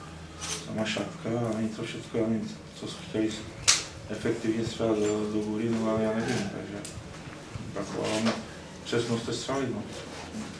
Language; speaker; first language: Polish; non-native, learner; Czech